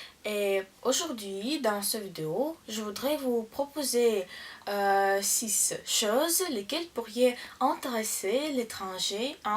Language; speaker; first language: French; non-native, learner; Russian